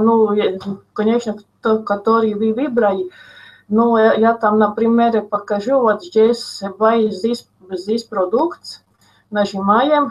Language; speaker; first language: Russian; non-native, local second language; Latvian